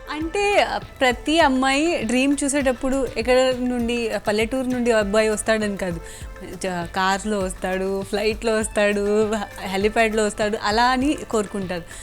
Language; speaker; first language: Telugu; non-native, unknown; Hindi